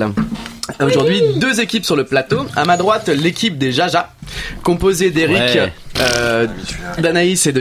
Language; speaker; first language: French; native; French